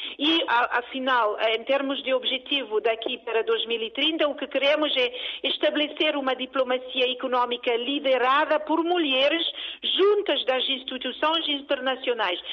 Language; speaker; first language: Portuguese; early bilingual, heritage; Portuguese